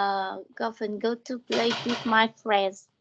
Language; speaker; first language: English; non-native, learner; Vietnamese